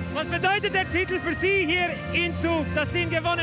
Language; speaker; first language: German; native; German